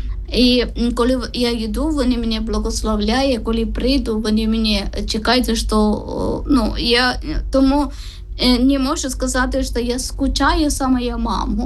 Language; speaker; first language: Ukrainian; non-native, learner; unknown